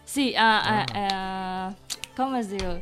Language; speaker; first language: Catalan; non-native, learner; Indonesian